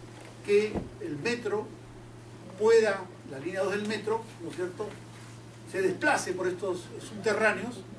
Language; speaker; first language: Spanish; native; Spanish